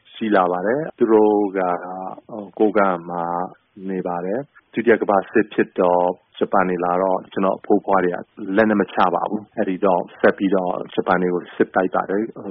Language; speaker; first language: Burmese; non-native, local second language; Chinese